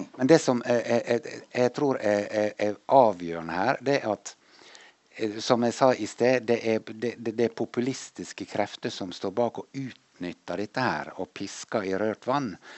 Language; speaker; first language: Norwegian; native; Norwegian